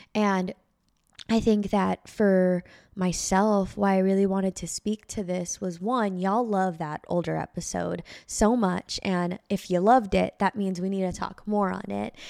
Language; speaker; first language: English; early bilingual, other home language; Filipino